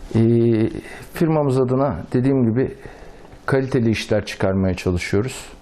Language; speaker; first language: Turkish; native; Turkish